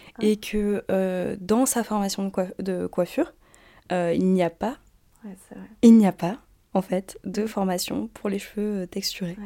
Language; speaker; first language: French; native; French